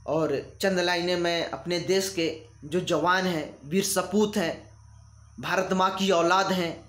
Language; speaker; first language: Hindi; native; Hindi